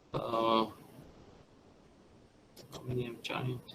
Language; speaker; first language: English; non-native, local second language; Sinhala